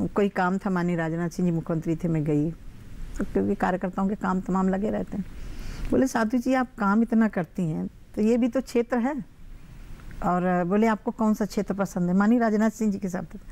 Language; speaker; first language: Hindi; native; Hindi